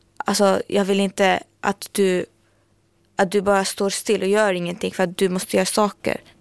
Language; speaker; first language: Swedish; non-native, learner; Albanian